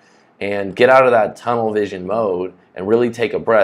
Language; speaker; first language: English; native; English